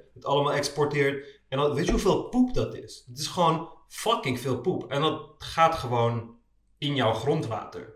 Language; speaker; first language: Dutch; native; Dutch